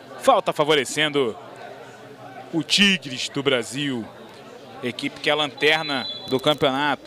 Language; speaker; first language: Portuguese; native; Portuguese